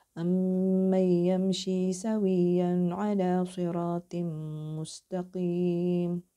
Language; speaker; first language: Arabic; non-native, learner; Indonesian